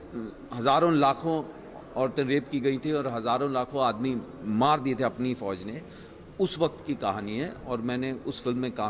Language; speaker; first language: Hindi; native; Hindi